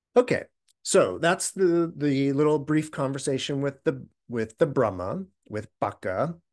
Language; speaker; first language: English; native; English